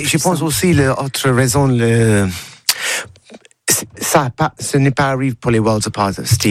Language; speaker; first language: French; non-native, learner; English